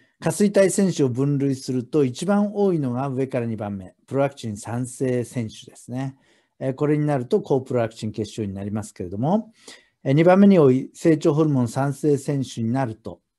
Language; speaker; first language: Japanese; native; Japanese